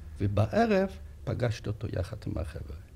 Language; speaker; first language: Hebrew; non-native, fluent; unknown